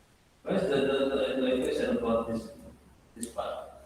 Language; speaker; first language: English; non-native, learner; Indonesian